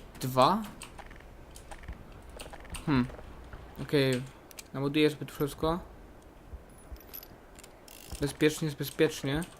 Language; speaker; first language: Polish; native; Polish